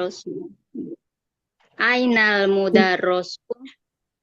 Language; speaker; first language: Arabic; non-native, learner; Indonesian